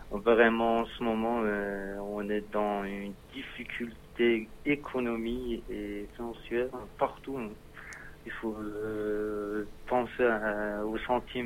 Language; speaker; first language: French; non-native, learner; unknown